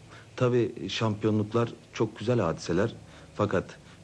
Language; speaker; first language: Turkish; native; Turkish